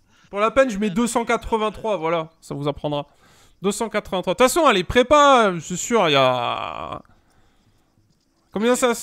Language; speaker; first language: French; native; French